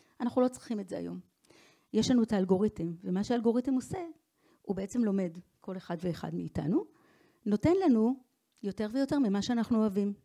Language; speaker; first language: Hebrew; native; Hebrew